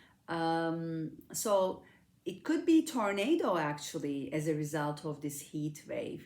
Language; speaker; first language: English; non-native, fluent; Turkish